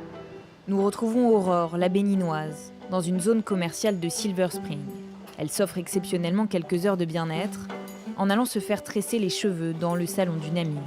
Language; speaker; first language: French; native; French